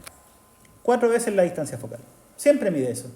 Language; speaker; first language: Spanish; native; Spanish